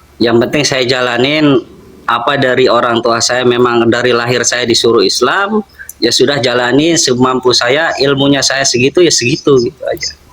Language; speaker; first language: Indonesian; non-native, local second language; Sasak